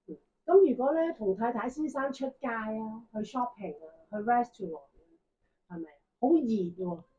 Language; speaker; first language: Cantonese; native; Cantonese